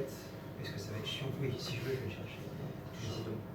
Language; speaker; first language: French; native; French